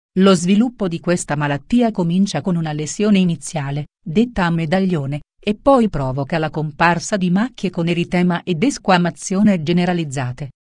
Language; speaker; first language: Italian; native; Italian